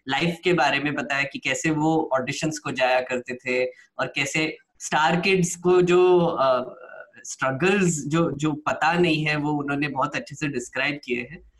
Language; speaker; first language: Hindi; non-native, local second language; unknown